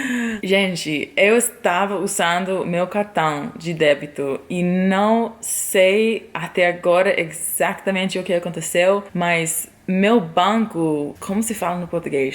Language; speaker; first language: Portuguese; non-native, fluent; English